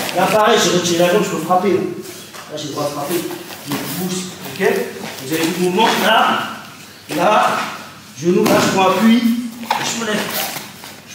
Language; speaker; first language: French; native; French